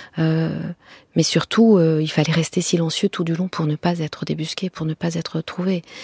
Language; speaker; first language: French; non-native, local second language; Kinyarwanda